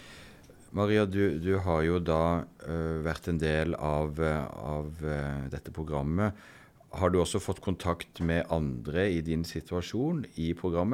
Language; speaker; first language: Norwegian; native; Norwegian